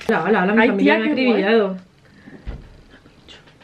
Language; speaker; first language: Spanish; native; Spanish